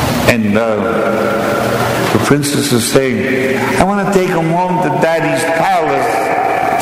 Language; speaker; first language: English; native; English